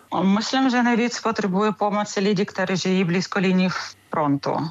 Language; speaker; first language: Czech; non-native, learner; Ukrainian